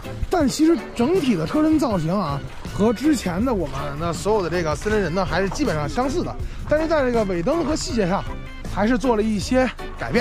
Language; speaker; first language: Chinese; native; Chinese